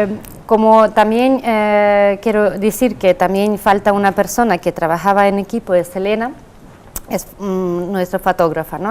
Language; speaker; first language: Spanish; non-native, fluent; Russian